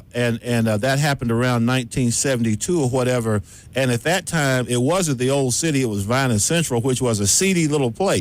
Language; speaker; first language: English; native; English